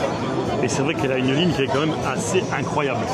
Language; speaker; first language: French; native; French